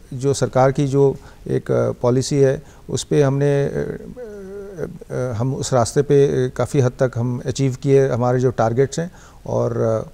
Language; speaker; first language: Hindi; non-native, local second language; Bangla